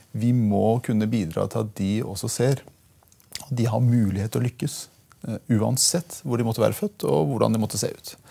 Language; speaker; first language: Norwegian; early bilingual, other home language; Persian